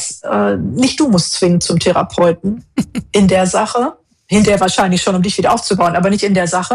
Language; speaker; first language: German; native; German